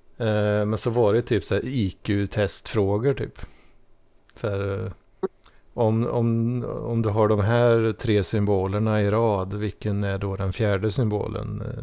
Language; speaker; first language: Swedish; native; Swedish